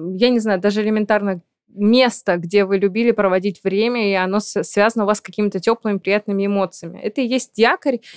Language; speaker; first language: Russian; native; Russian